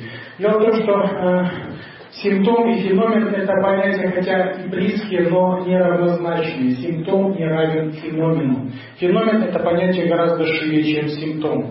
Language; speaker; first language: Russian; native; Russian